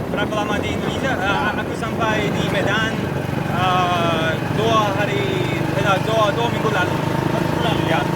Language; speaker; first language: Indonesian; non-native, learner; English